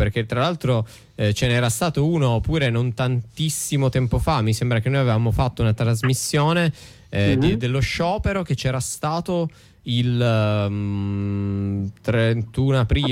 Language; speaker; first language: Italian; native; Italian